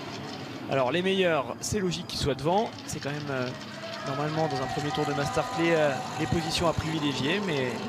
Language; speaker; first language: French; native; French